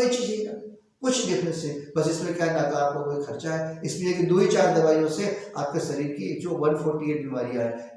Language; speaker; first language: Hindi; native; Hindi